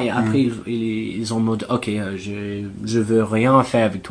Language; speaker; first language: French; non-native, fluent; English